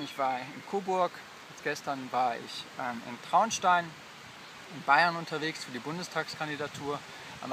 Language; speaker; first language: German; native; German